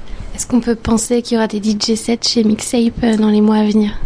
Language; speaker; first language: French; native; French